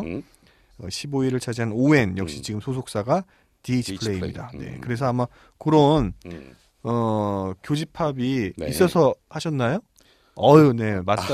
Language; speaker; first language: Korean; native; Korean